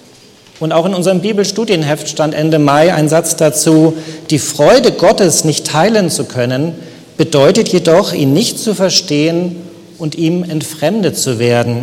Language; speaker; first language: German; native; German